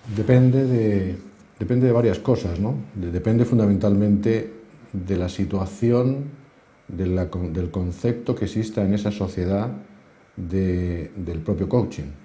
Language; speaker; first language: Spanish; native; Spanish